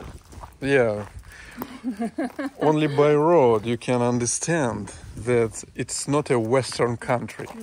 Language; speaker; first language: English; non-native, learner; Russian